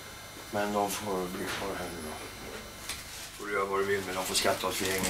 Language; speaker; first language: Swedish; native; Swedish